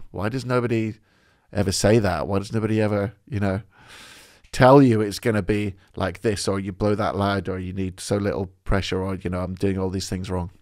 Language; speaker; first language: English; native; English